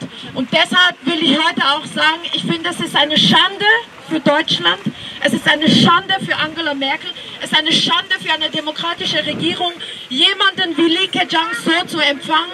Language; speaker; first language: German; early bilingual, other home language; Tibetan